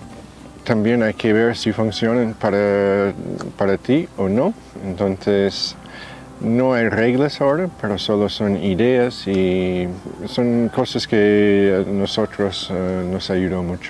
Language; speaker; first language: Spanish; non-native, fluent; English